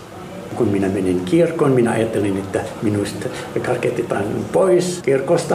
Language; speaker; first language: Finnish; non-native, fluent; Arabic